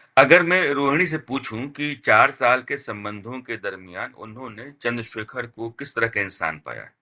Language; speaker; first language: Hindi; native; Hindi